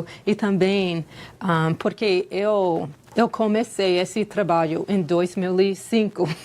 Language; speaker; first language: Portuguese; non-native, fluent; English